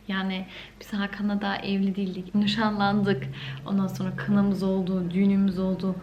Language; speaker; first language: Turkish; early bilingual, heritage; Turkish